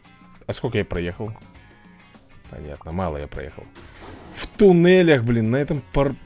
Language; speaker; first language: Russian; native; Russian